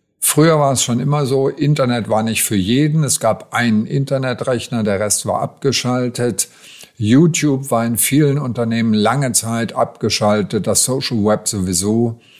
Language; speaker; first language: German; native; German